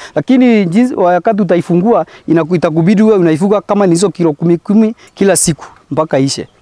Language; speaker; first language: Swahili; non-native, local second language; Meru